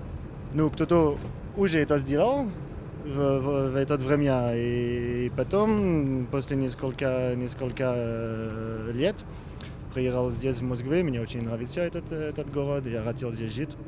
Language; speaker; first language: Russian; non-native, learner; French